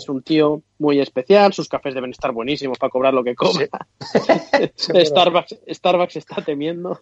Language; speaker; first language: Spanish; native; Spanish